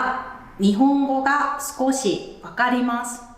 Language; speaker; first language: Japanese; non-native, learner; English